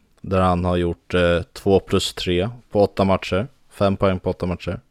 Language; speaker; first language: Swedish; native; Swedish